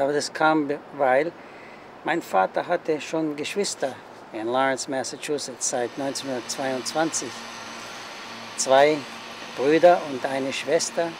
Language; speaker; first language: German; early bilingual, heritage; German